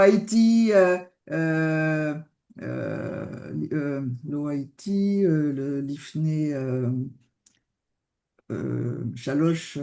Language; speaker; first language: Hebrew; non-native, learner; French